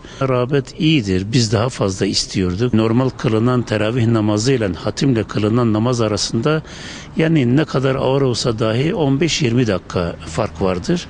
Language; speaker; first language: Turkish; native; Turkish